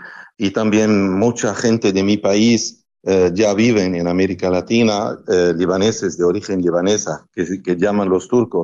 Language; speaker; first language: Spanish; non-native, fluent; Arabic